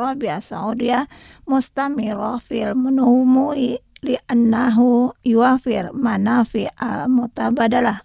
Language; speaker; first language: Arabic; non-native, fluent; Indonesian